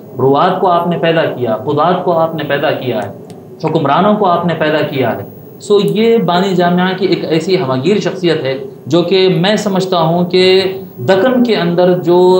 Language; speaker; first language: Urdu; native; Urdu